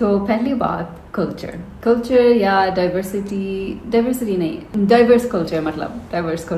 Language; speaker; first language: Hindi; non-native, learner; English